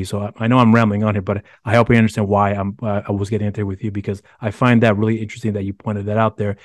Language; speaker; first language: English; early bilingual, other home language; Spanish